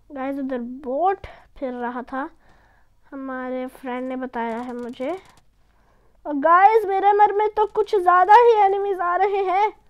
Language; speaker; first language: Urdu; native; Urdu